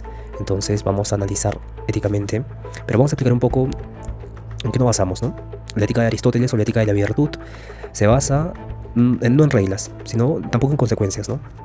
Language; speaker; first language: Spanish; native; Spanish